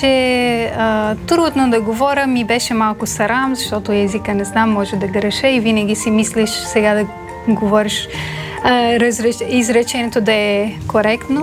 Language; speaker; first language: Bulgarian; non-native, learner; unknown